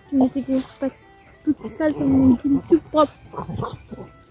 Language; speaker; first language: French; native; French